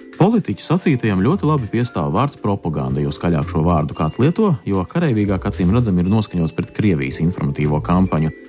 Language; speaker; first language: Latvian; early bilingual, heritage; Latvian